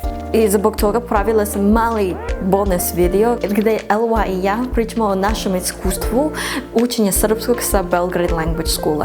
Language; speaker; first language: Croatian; non-native, learner; English